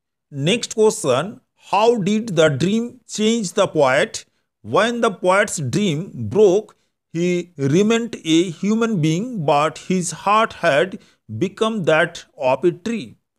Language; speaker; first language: English; non-native, local second language; Bangla